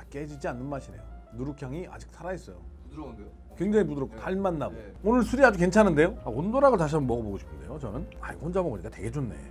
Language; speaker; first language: Korean; native; Korean